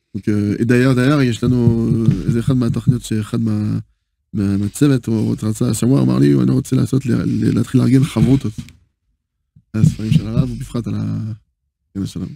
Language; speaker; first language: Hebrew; non-native, fluent; French